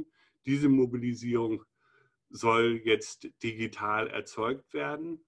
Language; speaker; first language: German; native; German